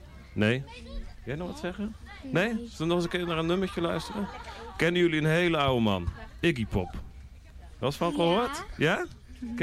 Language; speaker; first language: Dutch; native; Dutch